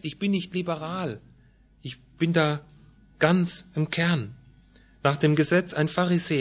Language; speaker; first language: German; native; German